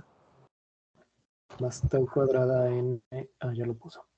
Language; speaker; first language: Spanish; native; Spanish